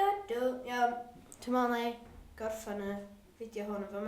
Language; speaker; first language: Welsh; non-native, local second language; English